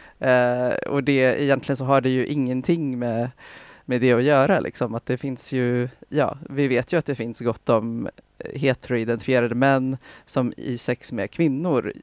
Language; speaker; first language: Swedish; native; Swedish